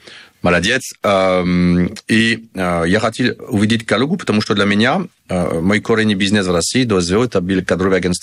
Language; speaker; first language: Russian; non-native, learner; French